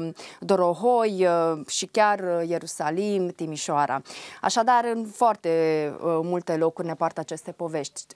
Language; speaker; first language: Romanian; native; Romanian